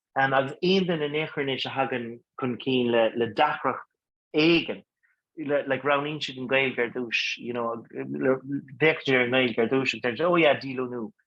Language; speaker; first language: Irish; non-native, local second language; English